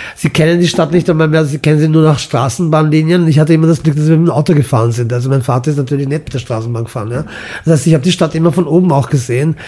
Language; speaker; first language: German; early bilingual, other home language; Croatian